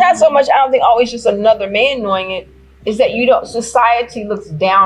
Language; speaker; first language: English; native; English